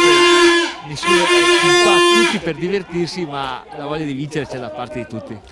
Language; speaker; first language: Italian; native; Italian